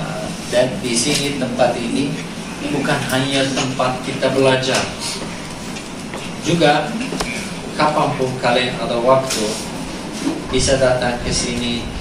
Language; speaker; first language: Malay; non-native, fluent; Turkish